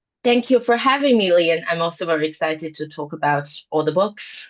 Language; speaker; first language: English; non-native, fluent; Chinese